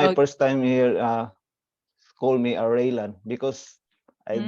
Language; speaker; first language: English; non-native, learner; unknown